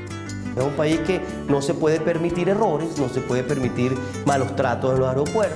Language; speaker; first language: Spanish; native; Spanish